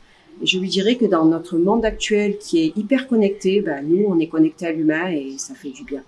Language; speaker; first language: French; native; French